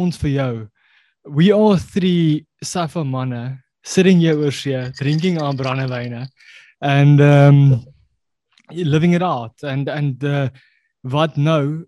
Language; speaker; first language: English; non-native, local second language; Afrikaans